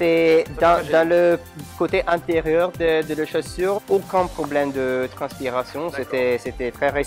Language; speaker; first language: French; non-native, learner; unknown